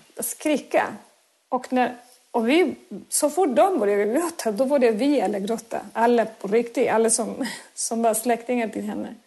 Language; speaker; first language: Swedish; non-native, fluent; Spanish